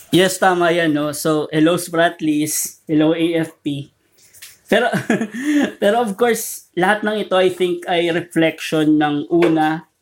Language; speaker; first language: Filipino; non-native, local second language; Hiligaynon